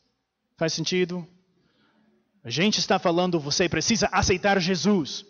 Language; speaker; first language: Portuguese; non-native, fluent; English